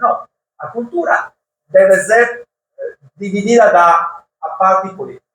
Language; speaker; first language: Portuguese; non-native, learner; Italian